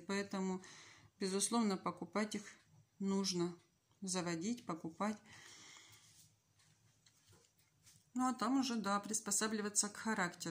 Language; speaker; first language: Russian; native; Russian